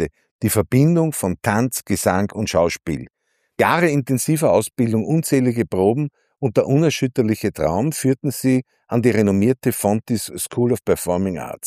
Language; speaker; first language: German; native; German